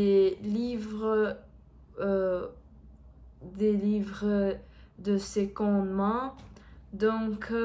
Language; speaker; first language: French; non-native, learner; Portuguese